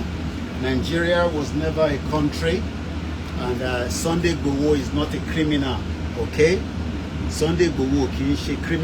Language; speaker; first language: English; non-native, local second language; Yoruba